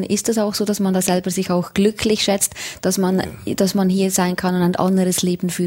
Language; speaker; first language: German; native; German